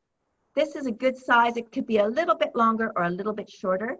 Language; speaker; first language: English; native; English